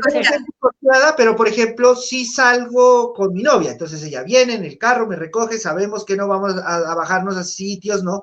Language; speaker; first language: Spanish; native; Spanish